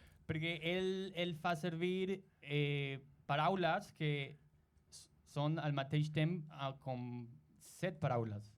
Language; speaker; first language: Catalan; non-native, learner; Spanish